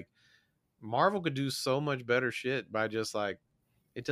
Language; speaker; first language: English; native; English